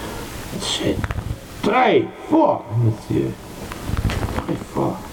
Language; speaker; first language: French; non-native, learner; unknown